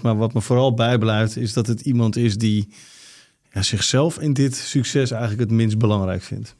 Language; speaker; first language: Dutch; native; Dutch